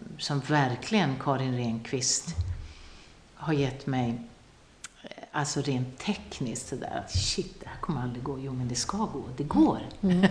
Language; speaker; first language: Swedish; non-native, local second language; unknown